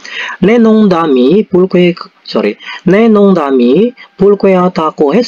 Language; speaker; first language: Korean; non-native, learner; Indonesian